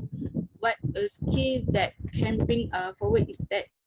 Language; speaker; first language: English; non-native, learner; Malay